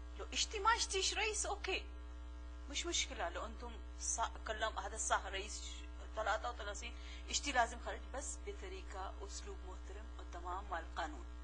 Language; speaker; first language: Arabic; non-native, learner; Urdu